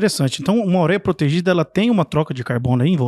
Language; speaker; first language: Portuguese; native; Portuguese